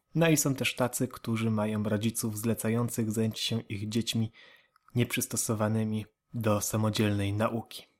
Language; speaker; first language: Polish; native; Polish